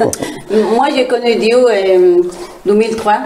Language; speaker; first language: French; non-native, fluent; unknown